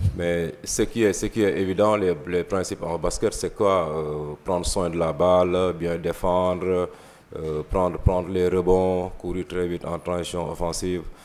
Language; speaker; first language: French; non-native, local second language; Wolof